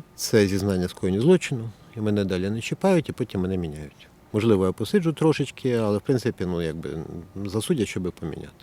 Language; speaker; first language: Ukrainian; native; Ukrainian